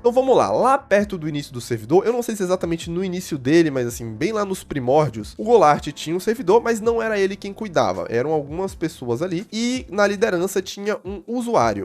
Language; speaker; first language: Portuguese; native; Portuguese